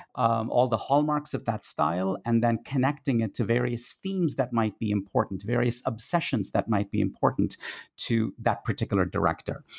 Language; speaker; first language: English; non-native, local second language; Tamil